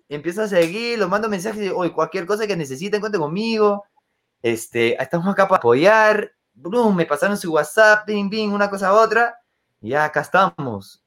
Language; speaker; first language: Spanish; non-native, fluent; English